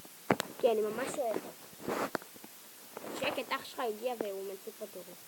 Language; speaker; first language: Hebrew; native; Hebrew